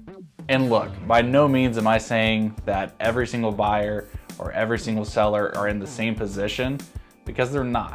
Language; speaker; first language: English; native; English